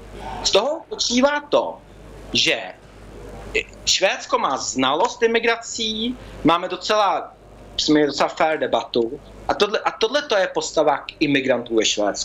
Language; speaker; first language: Czech; early bilingual, heritage; Czech